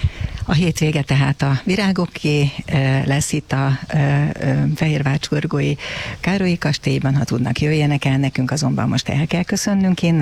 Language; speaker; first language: Hungarian; native; Hungarian